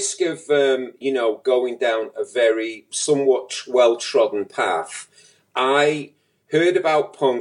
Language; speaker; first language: English; native; English